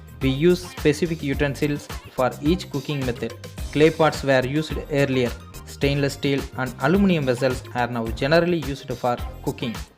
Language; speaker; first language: English; non-native, local second language; Tamil